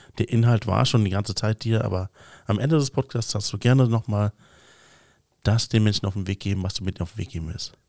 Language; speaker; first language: German; native; German